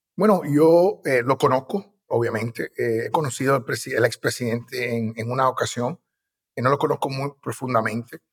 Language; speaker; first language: Spanish; early bilingual, heritage; Spanish